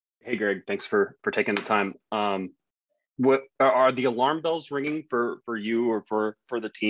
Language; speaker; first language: English; native; English